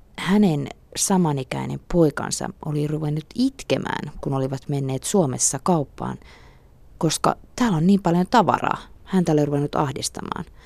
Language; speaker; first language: Finnish; native; Finnish